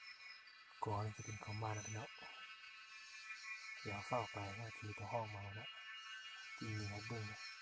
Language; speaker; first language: Thai; non-native, local second language; Hmong